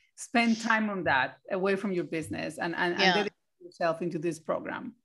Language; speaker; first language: English; non-native, fluent; Spanish